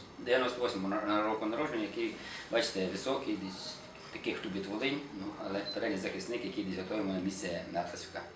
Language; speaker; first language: Ukrainian; native; Ukrainian